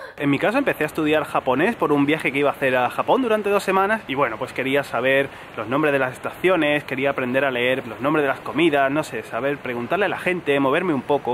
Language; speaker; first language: Spanish; native; Spanish